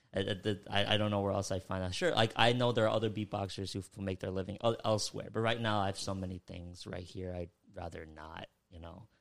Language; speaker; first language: English; early bilingual, other home language; Filipino